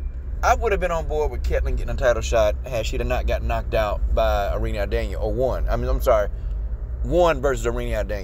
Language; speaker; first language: English; native; English